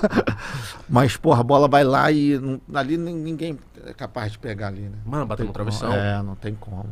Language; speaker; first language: Portuguese; native; Portuguese